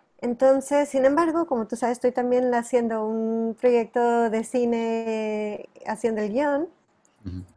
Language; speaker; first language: Spanish; native; Spanish